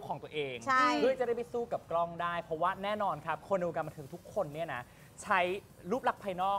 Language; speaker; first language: Thai; native; Thai